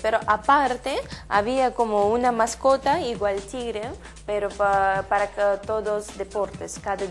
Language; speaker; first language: Spanish; non-native, learner; Russian